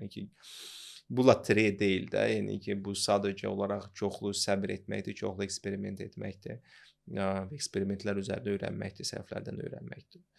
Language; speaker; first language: Azerbaijani; non-native, local second language; Russian